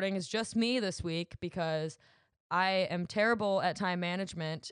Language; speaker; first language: English; native; English